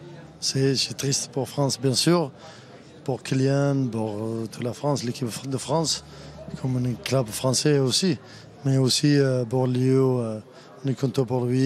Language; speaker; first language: French; non-native, learner; Arabic